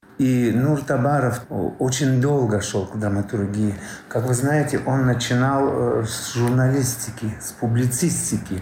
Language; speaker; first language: Russian; non-native, local second language; Tajik